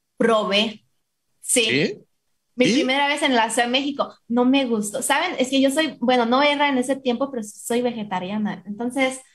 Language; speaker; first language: Spanish; non-native, fluent; English